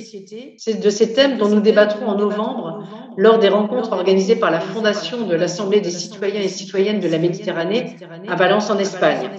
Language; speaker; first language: French; native; French